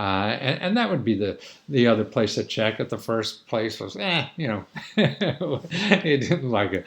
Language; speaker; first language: English; native; English